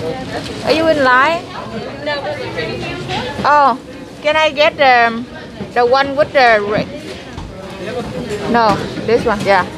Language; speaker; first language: English; non-native, learner; Vietnamese